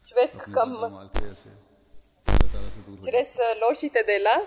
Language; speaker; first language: Bulgarian; non-native, local second language; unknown